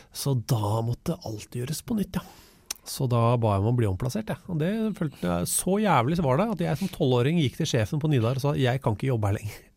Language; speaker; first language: Norwegian; native; Norwegian